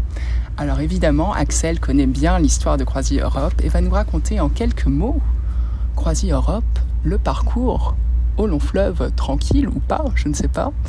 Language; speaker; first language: French; native; French